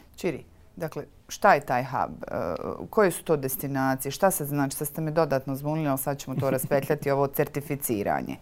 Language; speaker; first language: Croatian; native; Croatian